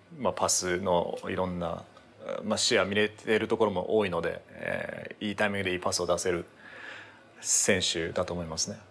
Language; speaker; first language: Japanese; native; Japanese